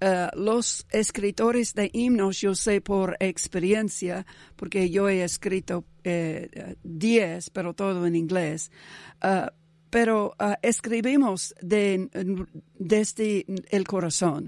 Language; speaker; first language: Spanish; non-native, fluent; English